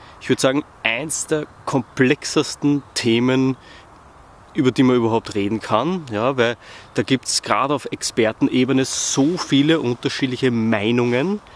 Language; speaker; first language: German; native; German